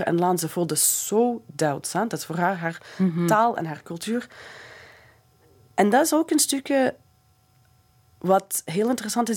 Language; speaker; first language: Dutch; non-native, fluent; English